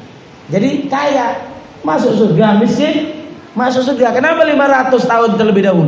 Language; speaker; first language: Indonesian; native; Indonesian